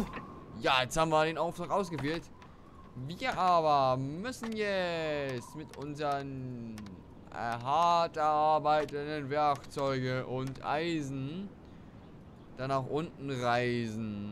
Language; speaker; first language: German; native; German